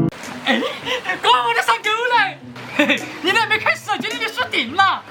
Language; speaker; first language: Chinese; native; Chinese